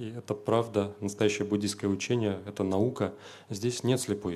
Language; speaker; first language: Russian; native; Russian